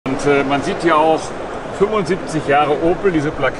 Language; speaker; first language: German; native; German